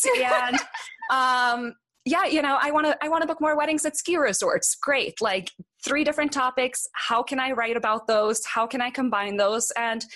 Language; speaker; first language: English; non-native, fluent; Norwegian